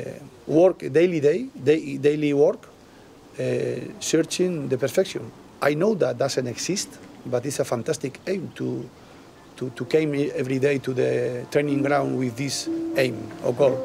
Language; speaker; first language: English; non-native, learner; Spanish